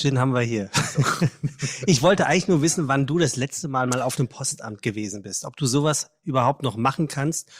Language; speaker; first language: German; native; German